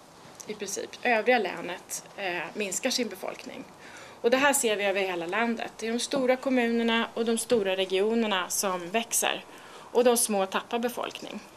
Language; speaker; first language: Swedish; native; Swedish